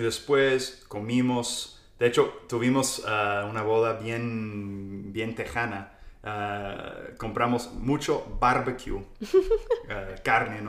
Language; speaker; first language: Spanish; non-native, fluent; English